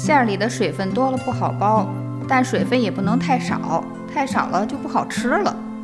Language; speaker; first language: Chinese; native; Chinese